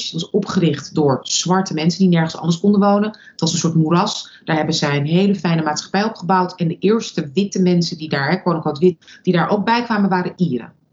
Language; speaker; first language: Dutch; early bilingual, other home language; Russian